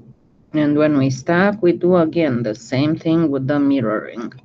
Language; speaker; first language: English; non-native, fluent; French